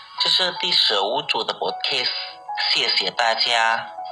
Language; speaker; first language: Chinese; non-native, learner; Indonesian